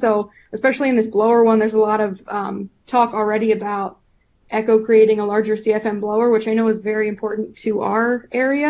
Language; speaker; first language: English; native; English